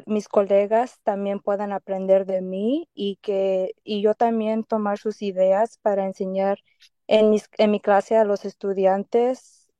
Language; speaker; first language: Spanish; early bilingual, heritage; Spanish